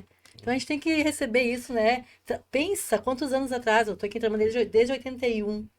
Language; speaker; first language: Portuguese; native; Portuguese